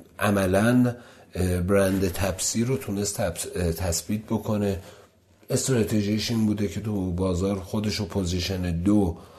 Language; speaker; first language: Persian; non-native, local second language; Azerbaijani